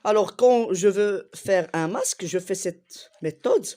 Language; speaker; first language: French; non-native, local second language; Arabic